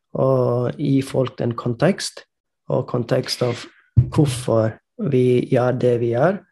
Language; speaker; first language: Norwegian; non-native, fluent; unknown